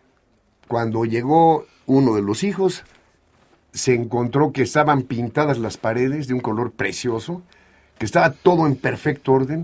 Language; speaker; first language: Spanish; native; Spanish